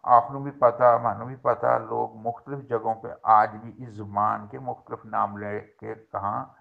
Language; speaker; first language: Urdu; non-native, local second language; Haryanvi